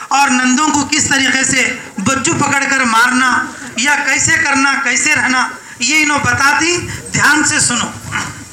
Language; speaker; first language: Urdu; native; Urdu